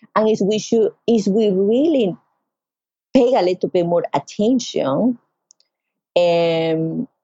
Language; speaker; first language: English; non-native, learner; Spanish